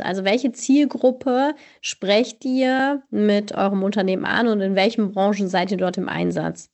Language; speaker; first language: German; native; German